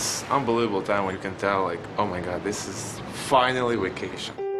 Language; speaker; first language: English; non-native, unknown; Russian